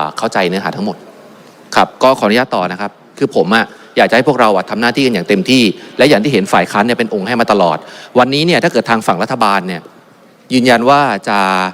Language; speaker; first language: Thai; native; Thai